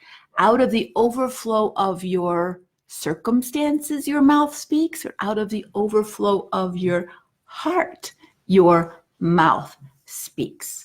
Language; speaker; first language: English; native; English